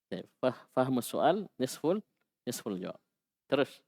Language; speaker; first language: Indonesian; native; Indonesian